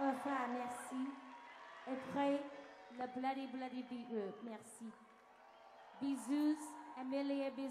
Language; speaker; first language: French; non-native, learner; English